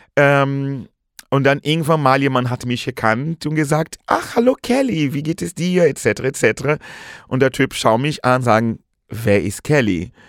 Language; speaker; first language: German; non-native, fluent; Portuguese